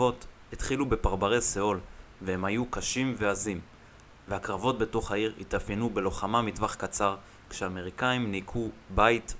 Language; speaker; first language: Hebrew; native; Hebrew